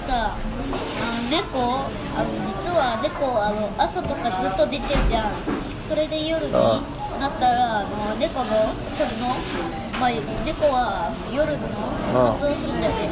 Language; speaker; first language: Japanese; native; Japanese